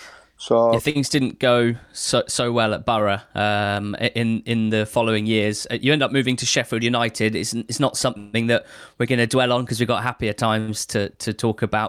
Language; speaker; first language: English; native; English